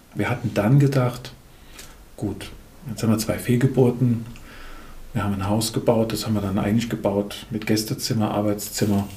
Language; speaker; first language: German; native; German